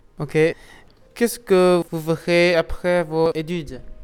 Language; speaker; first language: French; non-native, learner; Chinese